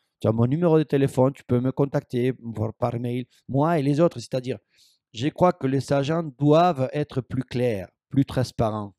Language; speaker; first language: French; non-native, fluent; Spanish